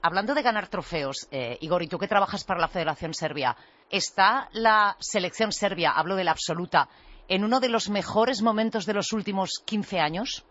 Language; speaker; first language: Spanish; native; Spanish